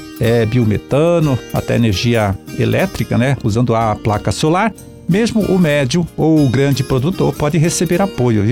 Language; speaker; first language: Portuguese; native; Portuguese